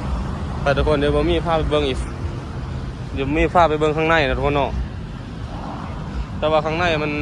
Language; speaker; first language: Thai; non-native, local second language; Northeastern Thai